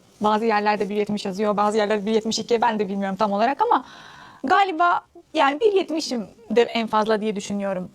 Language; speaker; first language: Turkish; non-native, fluent; Arabic